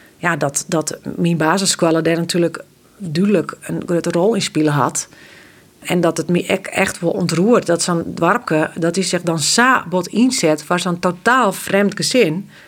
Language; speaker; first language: Dutch; non-native, local second language; Western Frisian